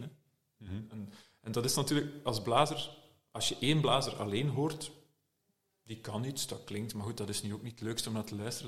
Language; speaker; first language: Dutch; native; Dutch